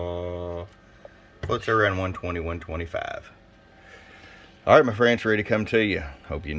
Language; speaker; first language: English; native; English